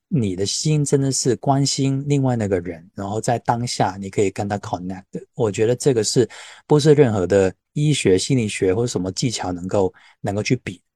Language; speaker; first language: Chinese; non-native, local second language; Cantonese